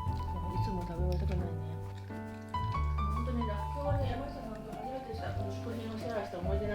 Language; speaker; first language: Japanese; native; Japanese